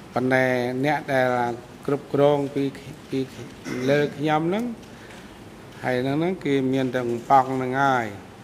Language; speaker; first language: Khmer; non-native, local second language; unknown